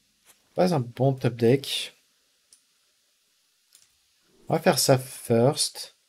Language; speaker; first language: French; native; French